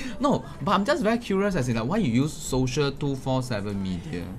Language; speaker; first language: English; non-native, local second language; Chinese